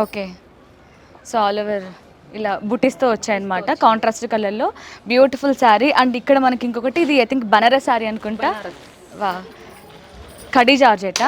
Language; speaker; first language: Telugu; native; Telugu